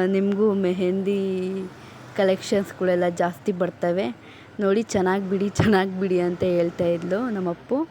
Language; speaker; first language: Kannada; non-native, local second language; Lambadi